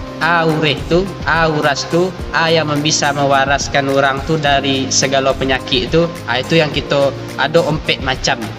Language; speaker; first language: Malay; non-native, local second language; Minangkabau